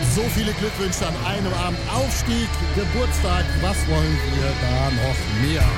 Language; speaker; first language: German; native; German